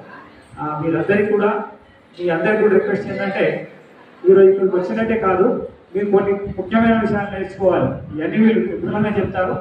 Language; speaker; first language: Telugu; native; Telugu